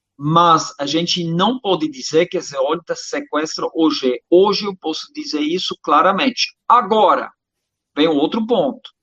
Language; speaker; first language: Portuguese; non-native, fluent; German